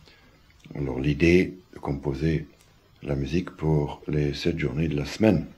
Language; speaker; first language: French; non-native, fluent; German